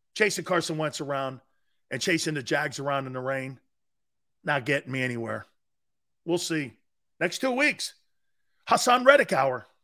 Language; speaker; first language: English; native; English